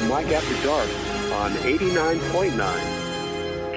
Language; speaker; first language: English; non-native, local second language; Cantonese